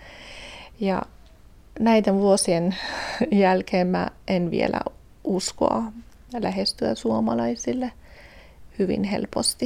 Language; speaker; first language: Finnish; non-native, fluent; Persian